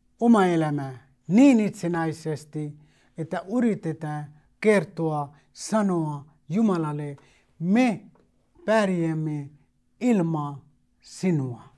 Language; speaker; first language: Finnish; non-native, fluent; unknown